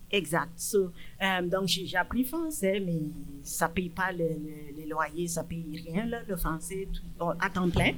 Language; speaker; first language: French; non-native, fluent; Yoruba